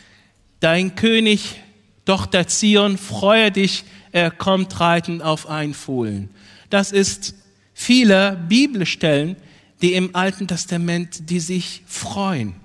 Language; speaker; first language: German; non-native, fluent; Arabic